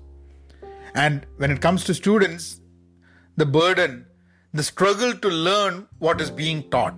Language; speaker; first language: English; non-native, local second language; Malayalam